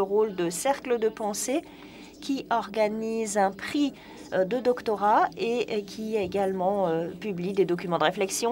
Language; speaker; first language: French; non-native, fluent; Polish